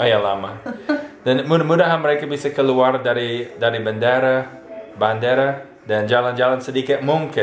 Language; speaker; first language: Indonesian; non-native, fluent; English